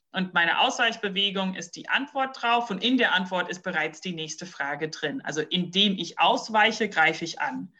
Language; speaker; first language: German; early bilingual, other home language; English